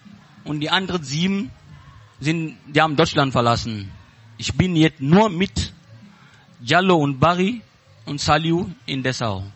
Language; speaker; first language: German; non-native, learner; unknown